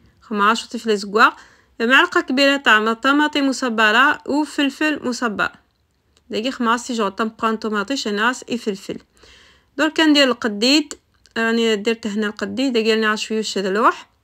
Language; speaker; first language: Arabic; non-native, local second language; Kabyle